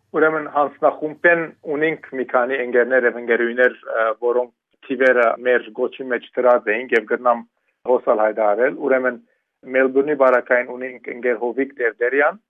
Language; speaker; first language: Armenian; early bilingual, heritage; Armenian